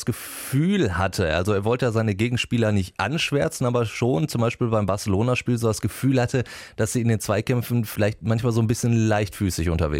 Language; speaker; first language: German; native; German